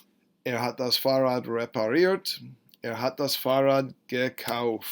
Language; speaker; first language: German; non-native, fluent; English